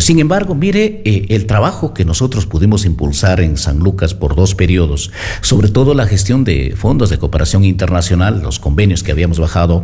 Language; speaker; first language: Spanish; native; Spanish